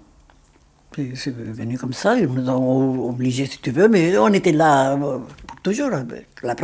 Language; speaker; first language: French; non-native, fluent; Spanish